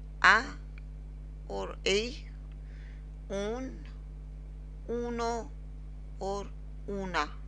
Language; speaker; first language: Spanish; non-native, learner; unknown